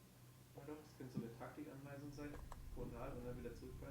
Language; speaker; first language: German; native; German